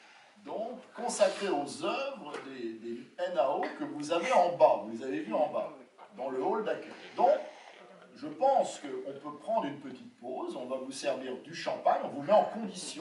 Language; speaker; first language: French; native; French